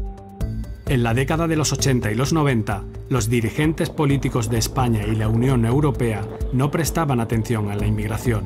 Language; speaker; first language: Spanish; native; Spanish